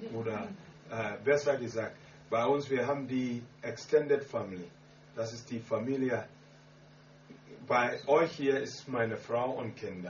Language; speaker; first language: German; non-native, learner; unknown